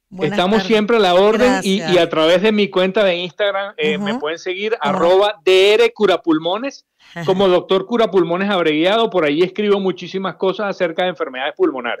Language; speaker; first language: Spanish; native; Spanish